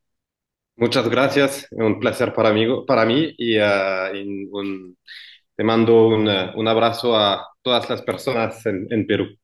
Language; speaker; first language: Spanish; non-native, fluent; French